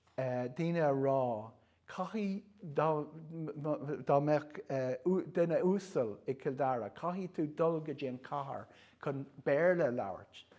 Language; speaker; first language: Irish; non-native, local second language; English